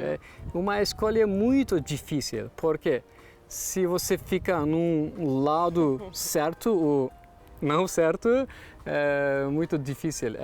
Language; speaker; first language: Portuguese; non-native, learner; Turkish